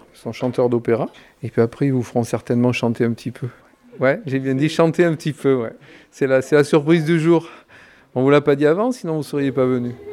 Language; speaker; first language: French; native; French